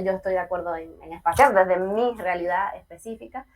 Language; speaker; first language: Spanish; native; Spanish